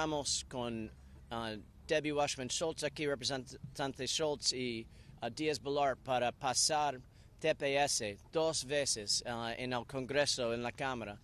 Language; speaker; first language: Spanish; non-native, learner; English